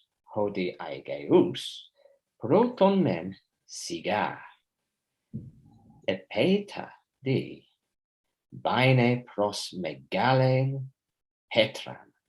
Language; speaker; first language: Greek; non-native, fluent; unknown